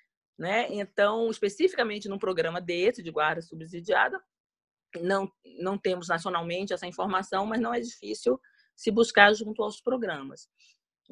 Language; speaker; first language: Portuguese; native; Portuguese